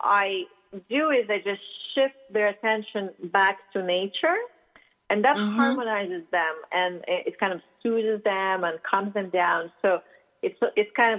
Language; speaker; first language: English; non-native, fluent; Russian